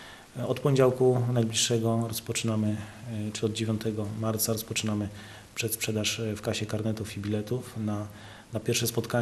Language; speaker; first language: Polish; native; Polish